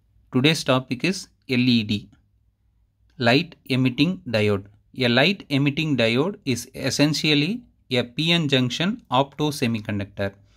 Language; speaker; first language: English; non-native, local second language; Tamil